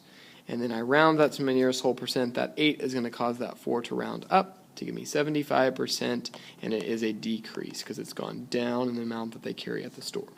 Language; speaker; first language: English; native; English